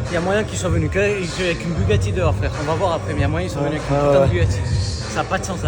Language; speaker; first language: French; native; French